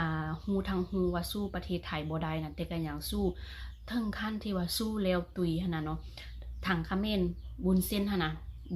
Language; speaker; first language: Thai; non-native, local second language; Northeastern Thai